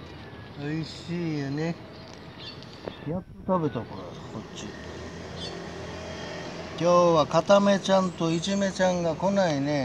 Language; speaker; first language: Japanese; native; Japanese